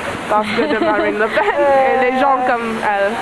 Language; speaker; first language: French; non-native, learner; English